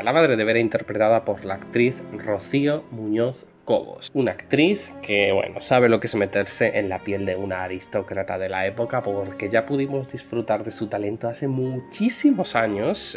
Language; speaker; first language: Spanish; native; Spanish